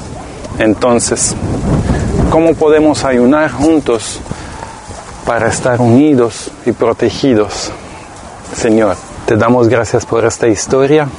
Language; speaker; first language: Spanish; non-native, fluent; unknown